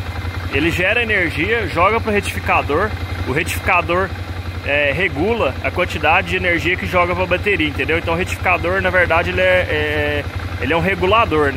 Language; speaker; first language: Portuguese; native; Portuguese